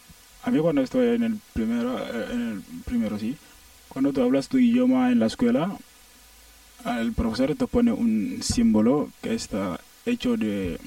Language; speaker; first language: Spanish; non-native, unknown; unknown